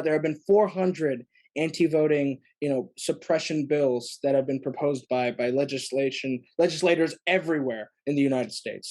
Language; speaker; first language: English; native; English